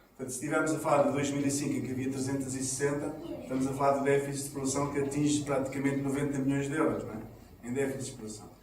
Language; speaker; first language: Portuguese; native; Portuguese